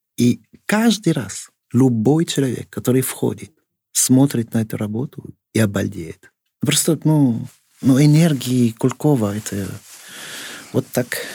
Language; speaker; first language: Russian; non-native, fluent; French